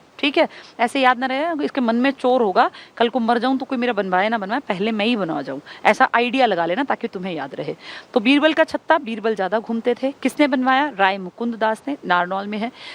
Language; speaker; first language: Hindi; native; Hindi